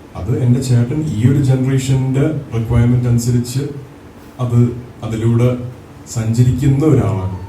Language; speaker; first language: Malayalam; native; Malayalam